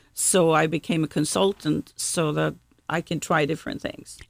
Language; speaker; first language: English; non-native, fluent; Swedish